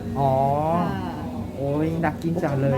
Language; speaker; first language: Thai; non-native, learner; Korean